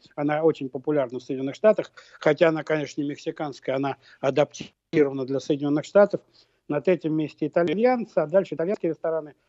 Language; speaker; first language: Russian; native; Russian